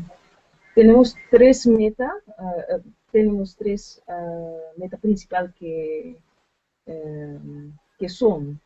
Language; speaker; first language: Spanish; non-native, learner; Dutch